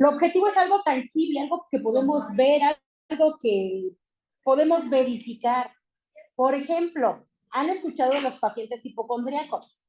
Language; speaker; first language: Spanish; native; Spanish